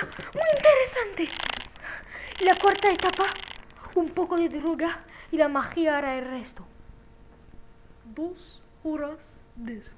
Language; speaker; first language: Spanish; non-native, learner; French